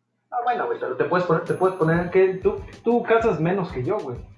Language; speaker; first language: Spanish; native; Spanish